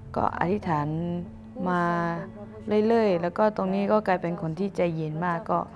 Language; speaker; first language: Thai; non-native, local second language; Akha